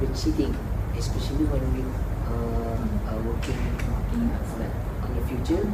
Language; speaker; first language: English; non-native, local second language; Malay